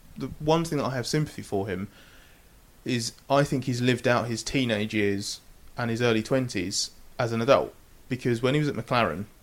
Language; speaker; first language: English; native; English